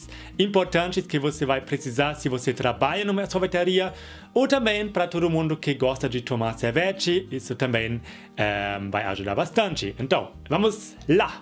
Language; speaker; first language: Portuguese; non-native, fluent; German